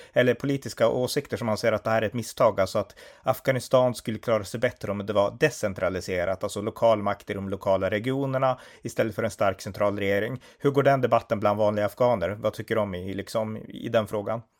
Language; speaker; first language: Swedish; native; Swedish